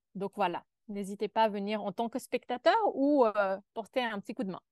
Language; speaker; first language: French; native; French